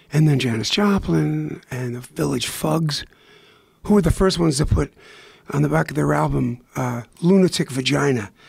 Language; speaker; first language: English; native; English